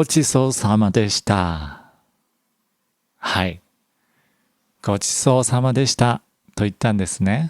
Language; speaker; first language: Japanese; native; Japanese